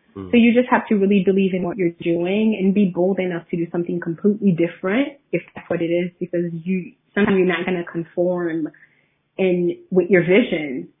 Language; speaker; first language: English; early bilingual, other home language; Haitian Creole